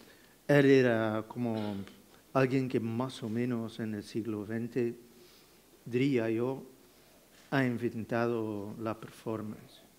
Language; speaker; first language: Spanish; non-native, fluent; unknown